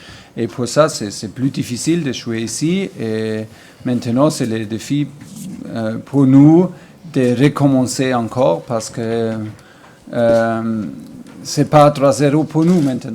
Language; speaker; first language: French; non-native, learner; German